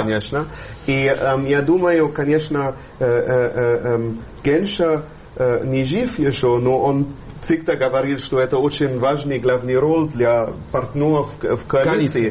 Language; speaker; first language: Russian; non-native, fluent; German